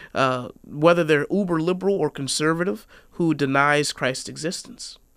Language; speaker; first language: English; native; English